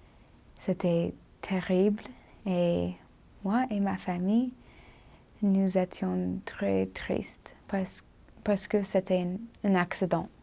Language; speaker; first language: French; non-native, learner; English